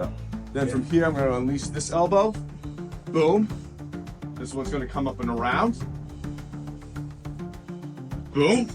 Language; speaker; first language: English; native; English